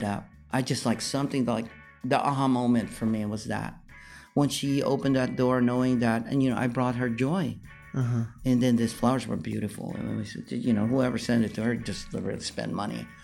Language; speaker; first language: English; non-native, local second language; Filipino